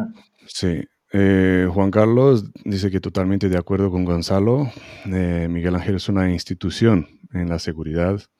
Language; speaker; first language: Spanish; non-native, fluent; Hebrew